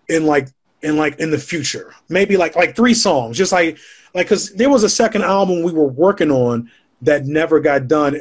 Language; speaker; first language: English; native; English